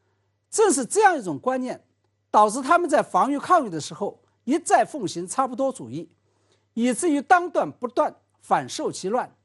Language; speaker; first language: Chinese; native; Chinese